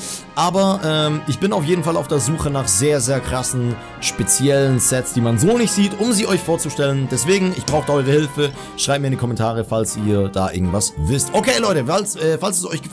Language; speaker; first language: German; native; German